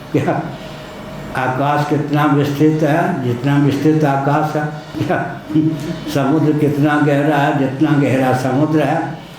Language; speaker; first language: Hindi; non-native, local second language; Maithili